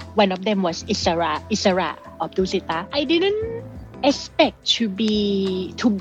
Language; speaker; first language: English; non-native, fluent; Thai